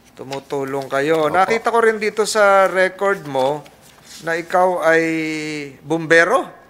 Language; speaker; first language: Filipino; native; Filipino